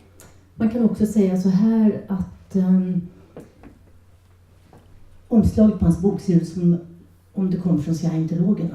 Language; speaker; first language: Swedish; native; Swedish